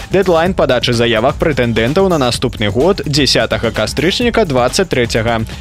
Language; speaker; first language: Belarusian; native; Belarusian